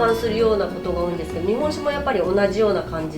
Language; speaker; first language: Japanese; native; Japanese